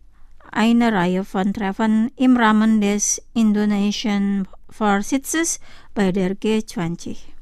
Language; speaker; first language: German; non-native, fluent; Indonesian